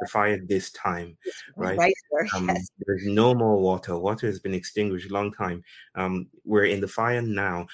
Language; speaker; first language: English; non-native, local second language; Yoruba